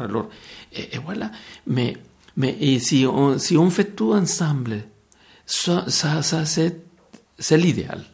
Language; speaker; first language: French; non-native, fluent; Spanish